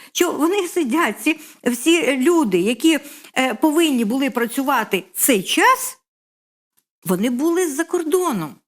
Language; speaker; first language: Ukrainian; non-native, local second language; Russian